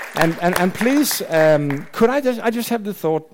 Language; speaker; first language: English; non-native, fluent; Danish